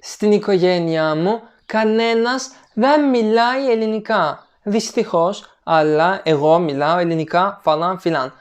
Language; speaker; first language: Greek; non-native, fluent; Turkish